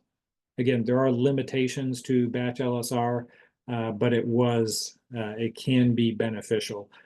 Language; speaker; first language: English; native; English